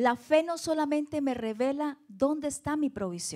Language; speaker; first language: Spanish; native; Spanish